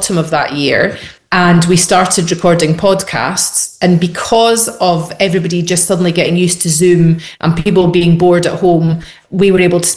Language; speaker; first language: English; native; English